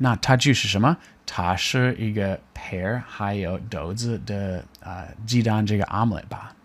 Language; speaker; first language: Chinese; non-native, fluent; English